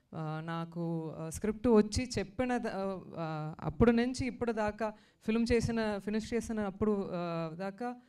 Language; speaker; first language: Telugu; non-native, fluent; Tamil